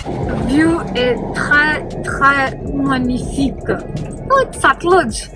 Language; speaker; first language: French; non-native, learner; Punjabi